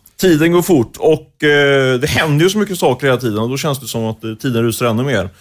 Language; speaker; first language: Swedish; native; Swedish